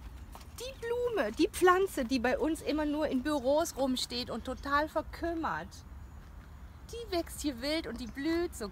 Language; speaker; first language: German; native; German